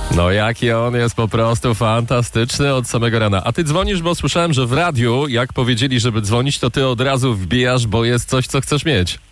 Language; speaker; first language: Polish; native; Polish